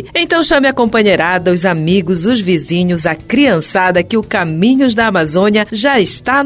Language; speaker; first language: Portuguese; native; Portuguese